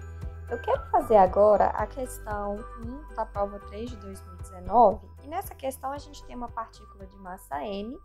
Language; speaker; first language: Portuguese; native; Portuguese